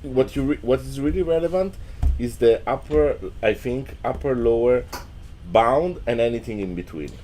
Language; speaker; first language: English; non-native, fluent; Italian